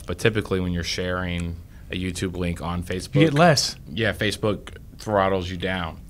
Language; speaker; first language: English; native; English